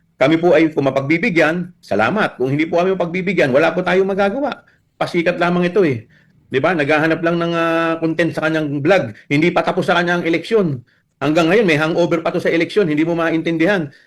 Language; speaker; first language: Filipino; native; Filipino